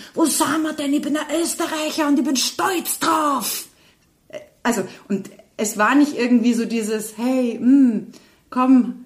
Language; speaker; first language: German; native; German